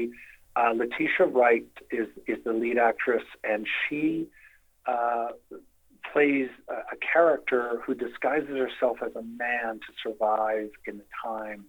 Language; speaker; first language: English; native; English